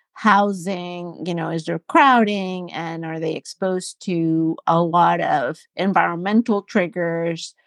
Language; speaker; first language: English; non-native, fluent; Spanish